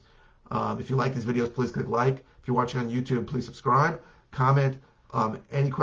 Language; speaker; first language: English; native; English